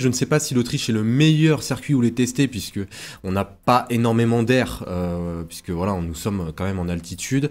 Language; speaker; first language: French; native; French